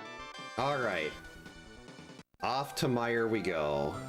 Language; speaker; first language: English; native; English